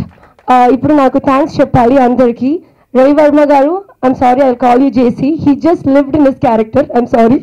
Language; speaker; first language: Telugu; non-native, learner; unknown